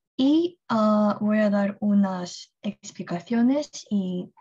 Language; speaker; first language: Spanish; non-native, fluent; Korean